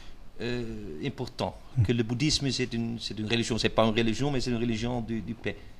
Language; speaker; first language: French; non-native, learner; Dutch